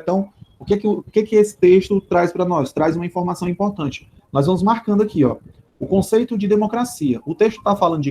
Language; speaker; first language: Portuguese; native; Portuguese